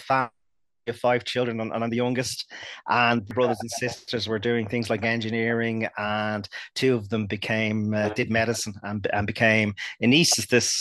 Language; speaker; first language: English; native; English